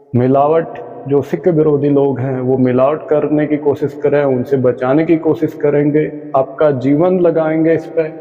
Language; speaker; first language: Hindi; non-native, local second language; Punjabi